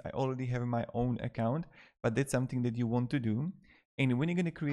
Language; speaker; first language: English; non-native, fluent; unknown